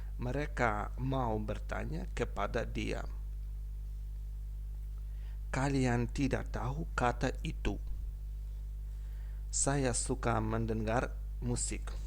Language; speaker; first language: Indonesian; non-native, fluent; Ukrainian